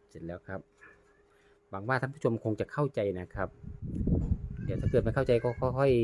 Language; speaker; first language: Thai; native; Thai